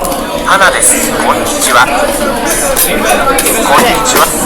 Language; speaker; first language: Japanese; non-native, learner; English